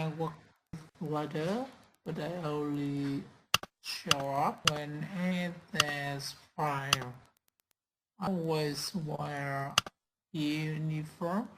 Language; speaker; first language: English; non-native, learner; Vietnamese